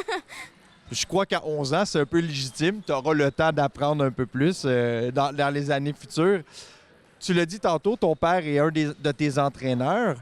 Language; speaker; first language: French; native; French